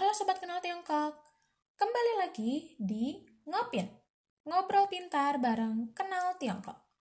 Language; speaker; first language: Indonesian; native; Indonesian